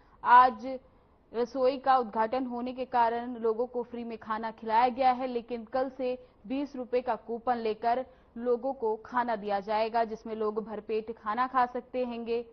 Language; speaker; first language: Hindi; native; Hindi